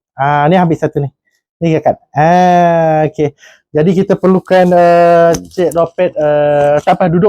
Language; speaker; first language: Malay; native; Malay